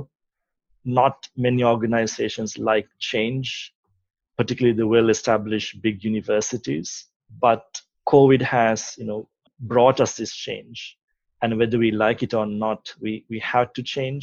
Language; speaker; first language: English; non-native, local second language; Sinhala